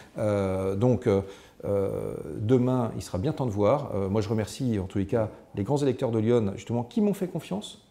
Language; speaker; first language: French; native; French